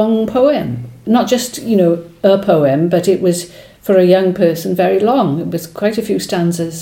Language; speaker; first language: English; non-native, local second language; Welsh